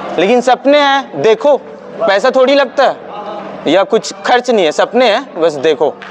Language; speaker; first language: Hindi; native; Hindi